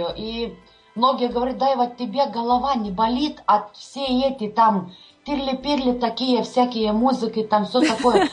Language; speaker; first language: Russian; non-native, fluent; Lithuanian